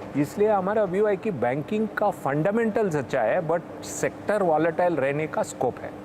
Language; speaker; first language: Hindi; non-native, local second language; Tamil